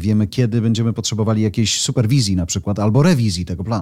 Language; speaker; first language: Polish; native; Polish